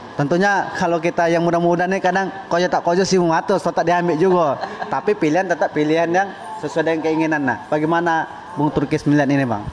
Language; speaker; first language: Indonesian; native; Indonesian